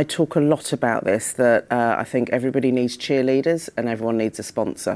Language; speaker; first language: English; native; English